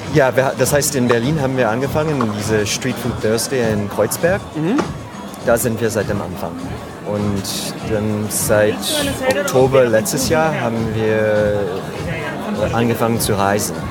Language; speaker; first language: German; non-native, fluent; French